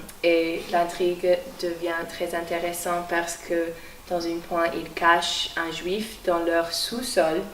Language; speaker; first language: French; non-native, learner; English